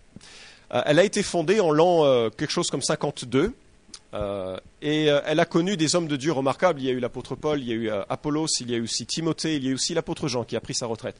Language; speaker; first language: French; native; French